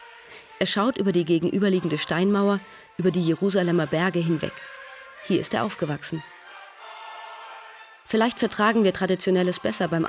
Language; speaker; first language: German; native; German